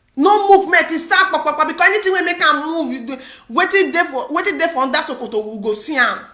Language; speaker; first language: Nigerian Pidgin; non-native, local second language; Igbo